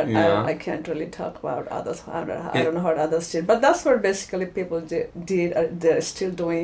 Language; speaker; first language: English; non-native, local second language; Nepali